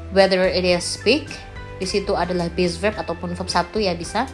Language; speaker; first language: English; non-native, fluent; Indonesian